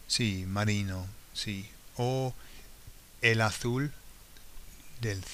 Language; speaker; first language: Spanish; non-native, fluent; English